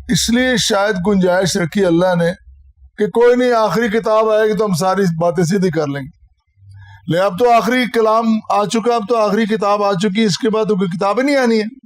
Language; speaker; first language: Urdu; non-native, local second language; Punjabi